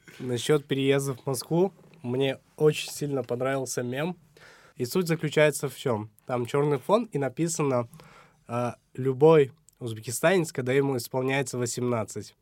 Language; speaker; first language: Russian; non-native, local second language; Uzbek